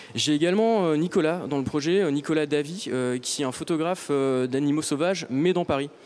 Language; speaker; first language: French; native; French